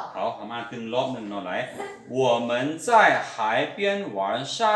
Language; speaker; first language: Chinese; non-native, fluent; Lao